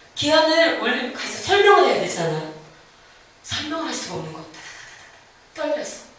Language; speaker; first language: Korean; native; Korean